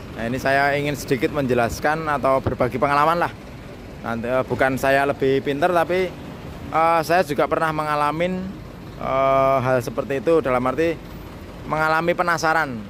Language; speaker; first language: Indonesian; non-native, local second language; Javanese